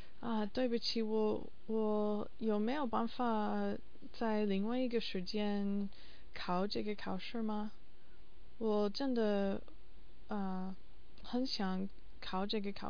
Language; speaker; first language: Chinese; non-native, learner; English